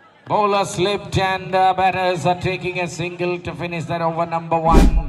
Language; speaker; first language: English; non-native, local second language; Malayalam